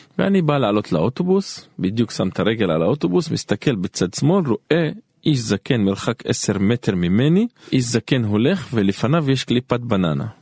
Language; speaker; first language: Hebrew; non-native, local second language; Arabic